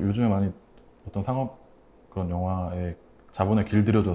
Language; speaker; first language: Korean; native; Korean